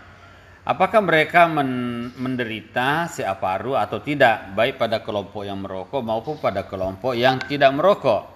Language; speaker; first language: Indonesian; native; Indonesian